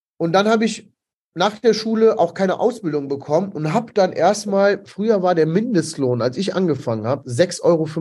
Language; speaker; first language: German; early bilingual, other home language; Italian